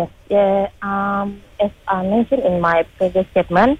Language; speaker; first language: English; non-native, local second language; Malay